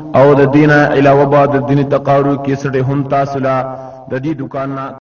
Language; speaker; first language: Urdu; non-native, local second language; Pashto